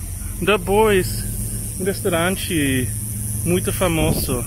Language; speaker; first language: Portuguese; non-native, learner; English